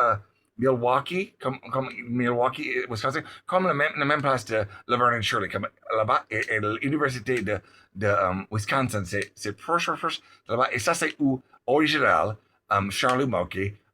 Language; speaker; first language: French; non-native, learner; English